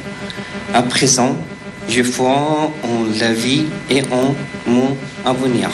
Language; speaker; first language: French; non-native, fluent; Persian